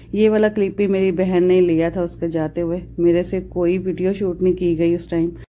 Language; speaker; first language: Urdu; non-native, local second language; Punjabi